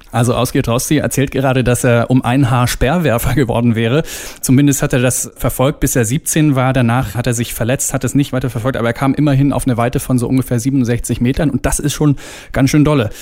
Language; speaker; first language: German; native; German